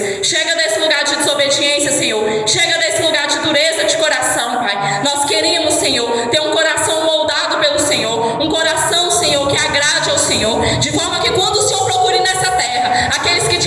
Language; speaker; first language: Portuguese; native; Portuguese